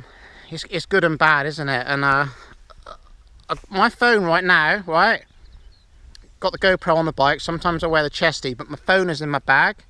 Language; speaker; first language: English; native; English